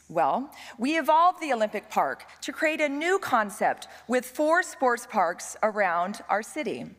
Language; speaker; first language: English; native; English